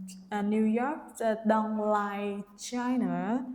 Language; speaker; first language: English; non-native, learner; Vietnamese